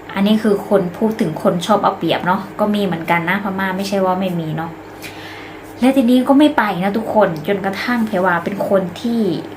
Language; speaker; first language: Thai; native; Thai